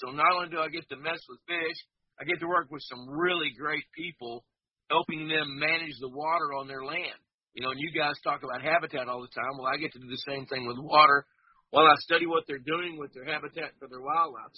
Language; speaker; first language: English; native; English